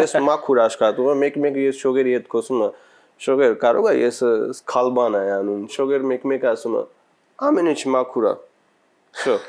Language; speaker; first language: Armenian; non-native, learner; Punjabi